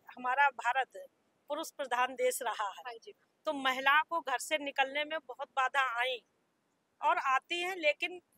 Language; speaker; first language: Hindi; native; Hindi